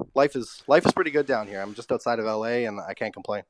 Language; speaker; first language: English; native; English